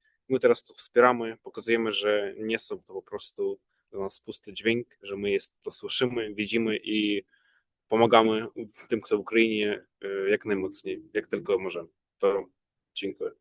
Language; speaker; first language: Polish; non-native, fluent; Ukrainian